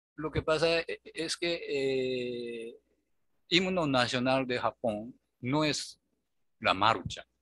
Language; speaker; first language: Spanish; non-native, fluent; Japanese